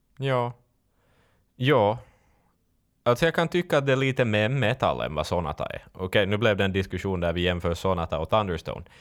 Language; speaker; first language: Swedish; native; Swedish